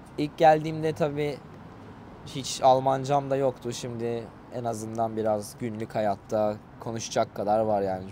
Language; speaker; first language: Turkish; native; Turkish